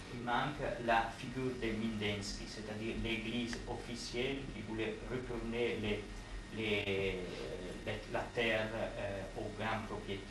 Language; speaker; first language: French; non-native, fluent; Italian